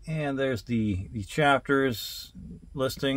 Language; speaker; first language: English; native; English